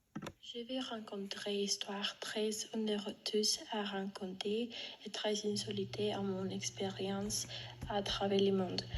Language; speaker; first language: French; non-native, learner; Spanish